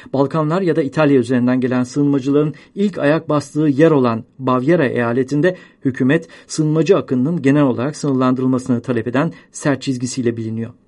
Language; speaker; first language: Turkish; native; Turkish